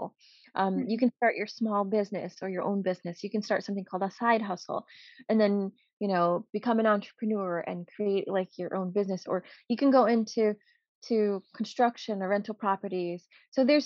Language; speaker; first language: English; native; English